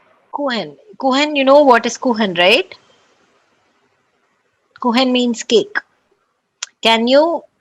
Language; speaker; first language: German; non-native, learner; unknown